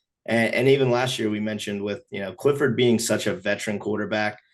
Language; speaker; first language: English; native; English